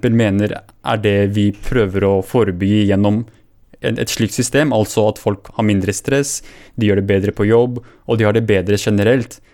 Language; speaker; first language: Norwegian; early bilingual, other home language; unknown